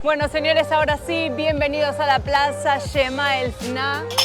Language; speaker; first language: Spanish; native; Spanish